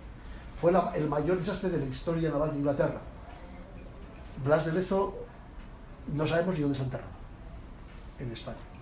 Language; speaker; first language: Spanish; native; Spanish